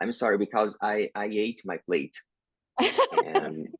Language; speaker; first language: English; non-native, learner; Portuguese